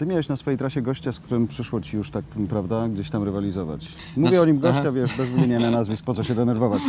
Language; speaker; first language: Polish; native; Polish